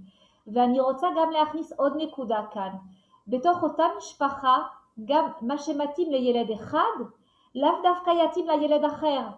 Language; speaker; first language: Hebrew; non-native, fluent; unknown